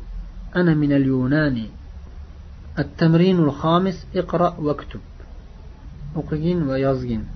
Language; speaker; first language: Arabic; non-native, fluent; Uzbek